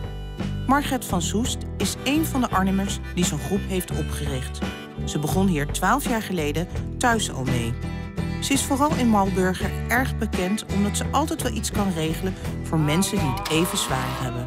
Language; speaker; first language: Dutch; native; Dutch